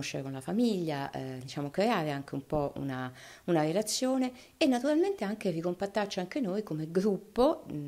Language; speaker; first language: Italian; native; Italian